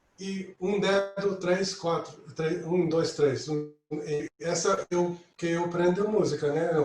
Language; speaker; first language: Portuguese; non-native, fluent; English